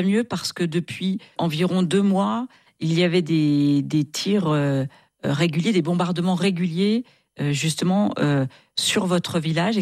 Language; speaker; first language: French; native; French